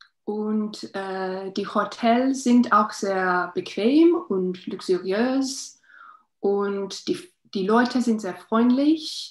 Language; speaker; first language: German; non-native, learner; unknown